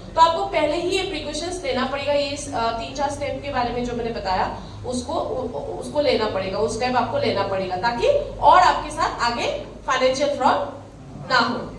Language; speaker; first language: Hindi; non-native, local second language; Assamese